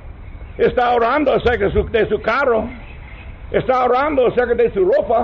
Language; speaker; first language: Spanish; non-native, fluent; English